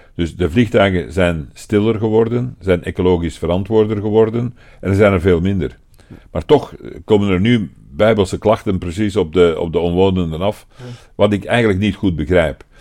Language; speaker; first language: Dutch; native; Dutch